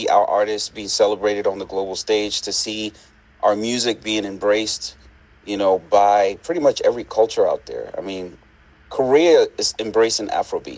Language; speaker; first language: English; non-native, local second language; Yoruba